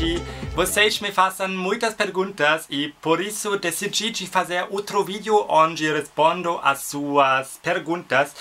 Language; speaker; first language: Portuguese; non-native, fluent; German